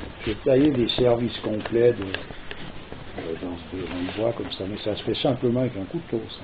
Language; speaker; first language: French; native; French